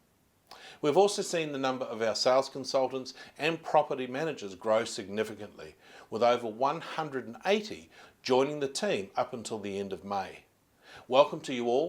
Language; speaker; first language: English; native; English